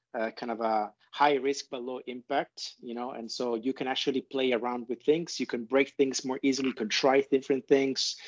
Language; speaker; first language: English; non-native, fluent; Italian